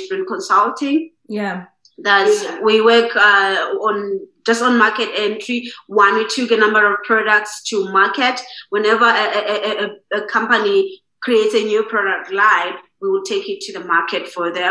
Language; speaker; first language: English; non-native, local second language; Xhosa